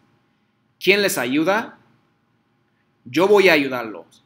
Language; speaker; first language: Spanish; non-native, fluent; Japanese